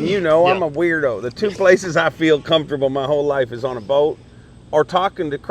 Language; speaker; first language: English; native; English